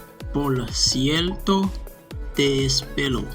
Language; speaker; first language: Spanish; non-native, learner; Haitian Creole